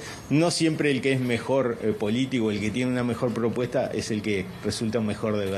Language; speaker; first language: Spanish; native; Spanish